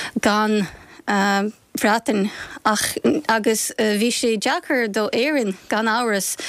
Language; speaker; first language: Irish; non-native, fluent; Ukrainian